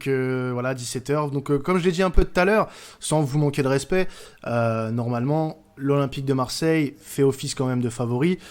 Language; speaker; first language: French; native; French